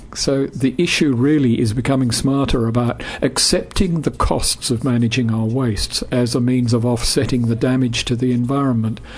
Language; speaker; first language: English; native; English